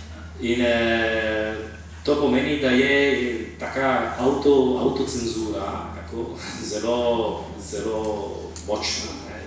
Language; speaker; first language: Slovenian; non-native, fluent; Italian